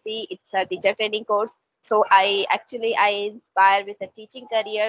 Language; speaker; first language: English; non-native, local second language; Hindi